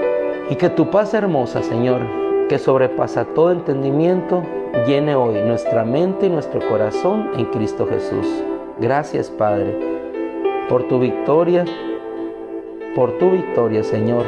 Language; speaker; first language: Spanish; native; Spanish